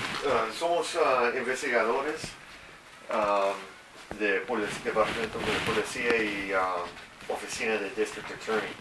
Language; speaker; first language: Spanish; non-native, learner; English